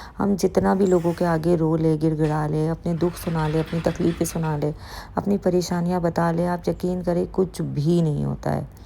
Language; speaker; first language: Urdu; native; Urdu